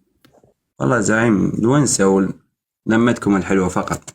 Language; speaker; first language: Arabic; native; Arabic